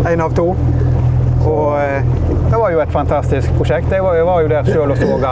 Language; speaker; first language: Norwegian; native; Norwegian